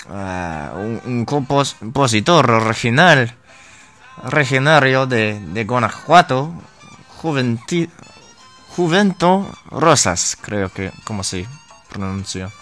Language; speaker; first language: Spanish; non-native, learner; English